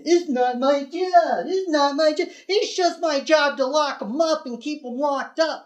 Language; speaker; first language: English; native; English